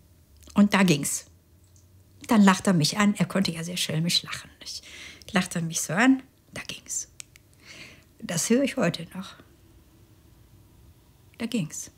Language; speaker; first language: German; native; German